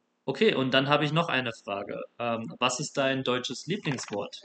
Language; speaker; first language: German; native; German